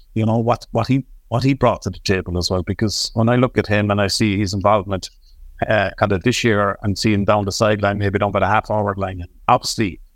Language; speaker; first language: English; native; English